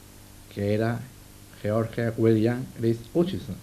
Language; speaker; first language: Spanish; native; Spanish